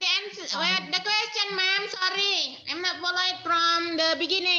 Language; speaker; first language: English; non-native, learner; Indonesian